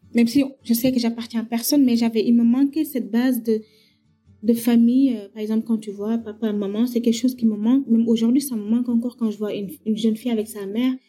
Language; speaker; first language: French; non-native, local second language; Wolof